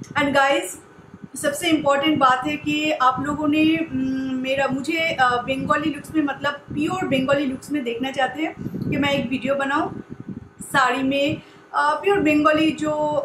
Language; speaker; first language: Hindi; non-native, local second language; Bangla